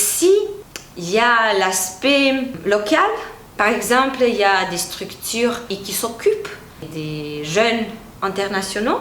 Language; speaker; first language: French; non-native, fluent; Romanian